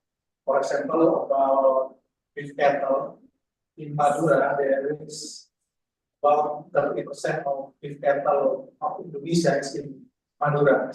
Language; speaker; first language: English; non-native, fluent; Indonesian